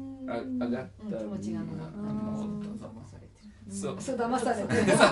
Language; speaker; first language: Japanese; native; Japanese